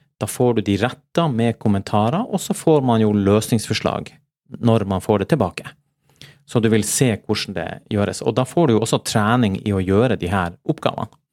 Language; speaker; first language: Norwegian; native; Norwegian